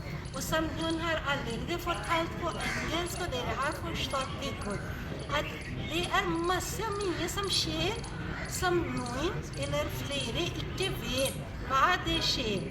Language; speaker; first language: Norwegian; non-native, fluent; Urdu